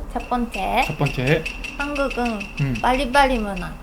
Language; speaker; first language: Korean; non-native, fluent; Japanese